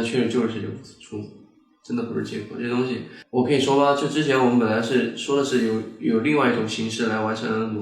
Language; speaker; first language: Chinese; native; Chinese